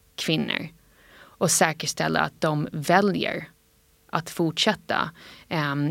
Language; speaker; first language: Swedish; non-native, fluent; English